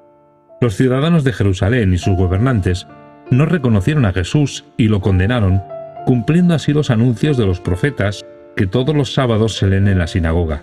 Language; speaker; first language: Spanish; native; Spanish